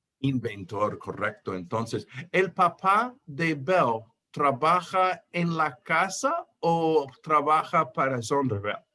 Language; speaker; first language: Spanish; non-native, fluent; English